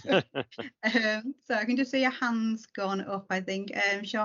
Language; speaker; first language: English; native; English